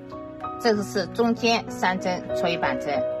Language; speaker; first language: Chinese; native; Chinese